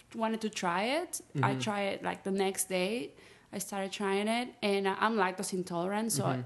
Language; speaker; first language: English; non-native, fluent; Spanish